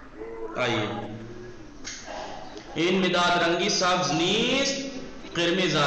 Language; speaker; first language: Persian; non-native, fluent; Urdu